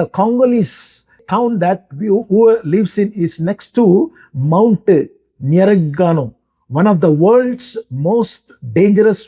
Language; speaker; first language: English; non-native, local second language; Telugu